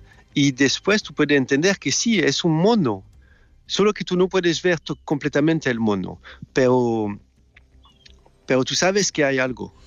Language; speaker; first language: Spanish; non-native, learner; French